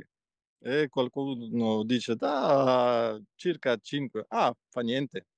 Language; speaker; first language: Italian; non-native, fluent; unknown